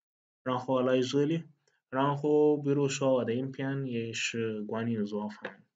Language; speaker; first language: Chinese; non-native, fluent; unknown